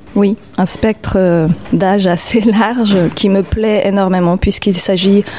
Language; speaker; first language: French; non-native, fluent; Spanish